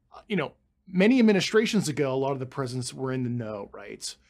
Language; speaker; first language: English; native; English